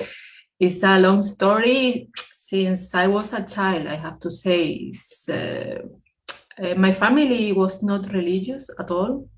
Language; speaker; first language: English; non-native, fluent; Spanish